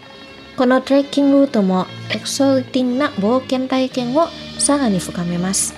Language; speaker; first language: Japanese; non-native, fluent; Indonesian